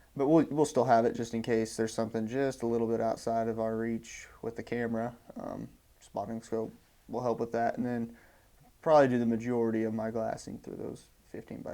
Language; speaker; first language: English; native; English